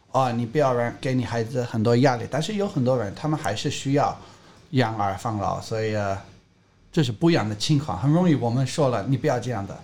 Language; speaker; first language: Chinese; non-native, fluent; English